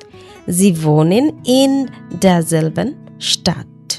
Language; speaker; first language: German; non-native, learner; Bangla